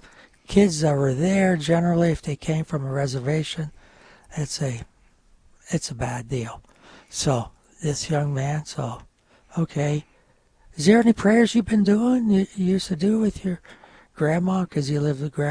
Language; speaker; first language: English; non-native, local second language; French